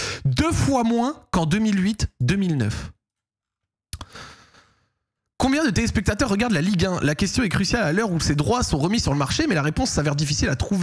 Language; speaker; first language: French; native; French